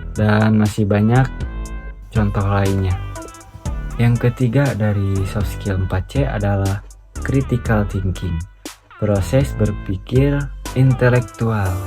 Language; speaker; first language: Indonesian; non-native, local second language; Sundanese